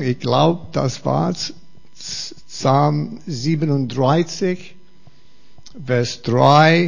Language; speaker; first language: German; non-native, fluent; English